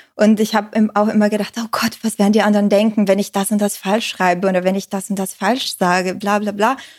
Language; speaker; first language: German; non-native, fluent; Portuguese